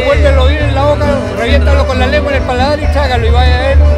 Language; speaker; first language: Spanish; native; Spanish